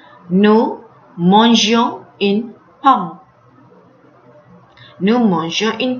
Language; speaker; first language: French; non-native, fluent; Malay